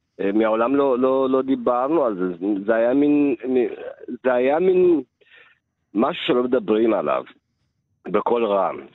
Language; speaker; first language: Hebrew; early bilingual, other home language; Amharic